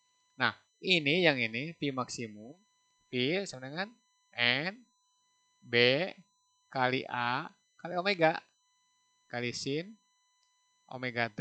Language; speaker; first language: Indonesian; native; Indonesian